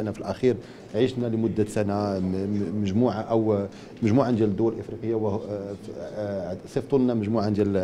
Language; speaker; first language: Arabic; native; Arabic